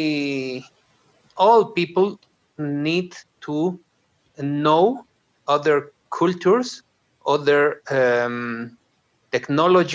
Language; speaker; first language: English; non-native, learner; Spanish